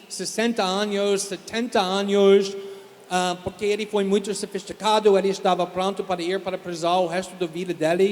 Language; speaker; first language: Portuguese; non-native, fluent; English